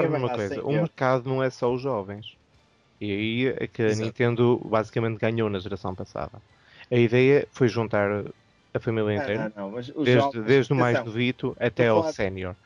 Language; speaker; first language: Portuguese; native; Portuguese